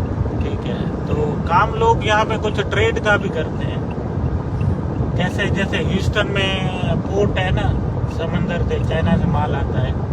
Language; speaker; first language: Hindi; non-native, local second language; Sindhi